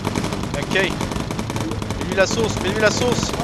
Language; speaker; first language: French; native; French